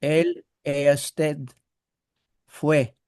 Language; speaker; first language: Spanish; non-native, learner; Filipino